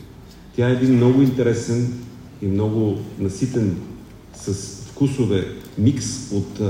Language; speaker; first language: Bulgarian; native; Bulgarian